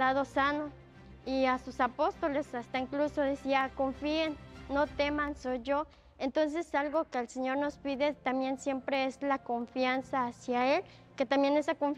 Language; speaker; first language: Spanish; native; Spanish